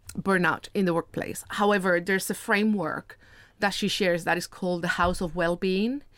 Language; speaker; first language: English; non-native, fluent; Spanish